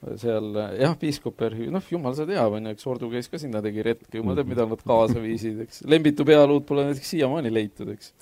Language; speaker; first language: Estonian; native; Estonian